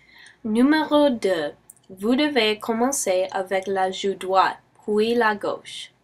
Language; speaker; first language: French; non-native, learner; English